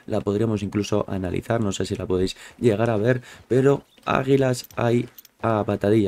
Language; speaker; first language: Spanish; native; Spanish